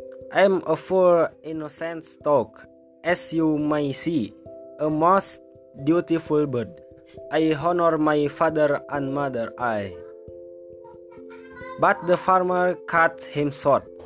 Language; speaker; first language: English; non-native, learner; Indonesian